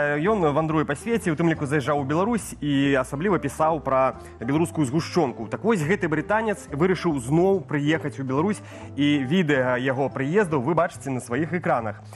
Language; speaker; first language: Belarusian; non-native, local second language; Russian